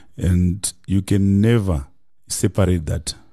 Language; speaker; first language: English; non-native, local second language; Shona